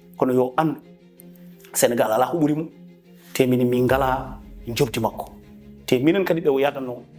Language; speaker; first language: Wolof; non-native, local second language; Fula